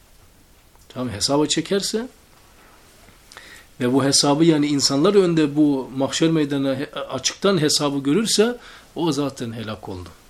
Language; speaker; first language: Turkish; native; Turkish